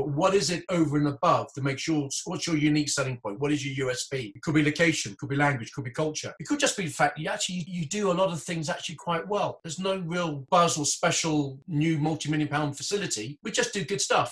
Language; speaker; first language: English; native; English